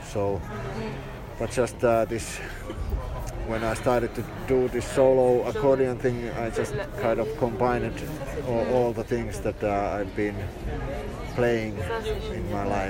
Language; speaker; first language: English; non-native, fluent; Finnish